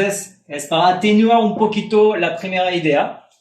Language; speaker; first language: Spanish; non-native, fluent; French